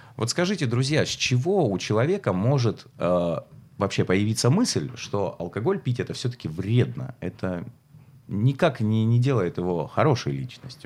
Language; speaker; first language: Russian; native; Russian